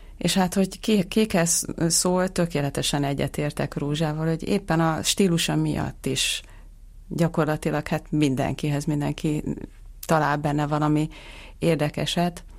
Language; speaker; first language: Hungarian; native; Hungarian